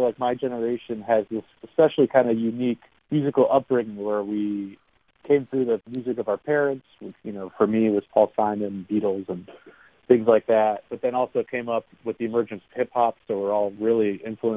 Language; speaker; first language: English; native; English